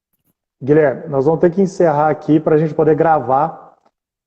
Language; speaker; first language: Portuguese; native; Portuguese